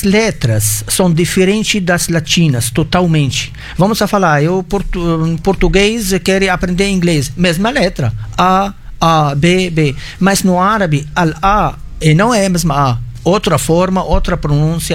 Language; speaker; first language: Portuguese; non-native, fluent; Arabic